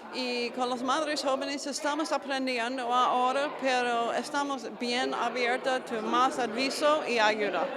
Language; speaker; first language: Spanish; non-native, fluent; English